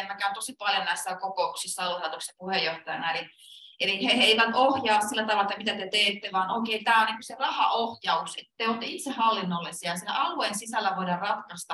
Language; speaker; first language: Finnish; native; Finnish